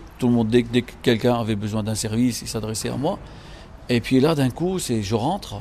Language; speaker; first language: French; non-native, local second language; Arabic